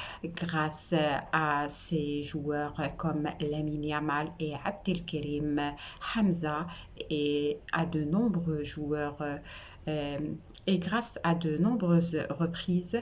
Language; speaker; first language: French; non-native, local second language; Arabic